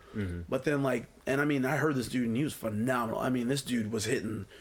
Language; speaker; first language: English; native; English